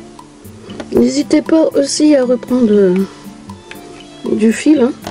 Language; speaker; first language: French; native; French